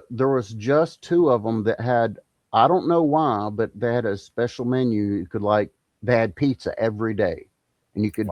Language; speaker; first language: English; native; English